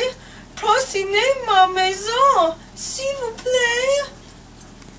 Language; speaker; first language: French; non-native, learner; English